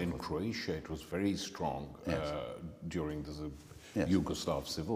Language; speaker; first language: English; native; English